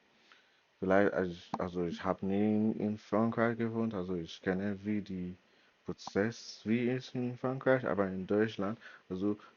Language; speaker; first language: German; non-native, learner; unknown